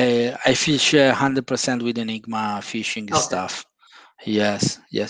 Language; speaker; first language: English; non-native, fluent; Italian